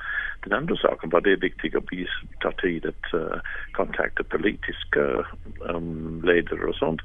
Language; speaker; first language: Swedish; non-native, fluent; English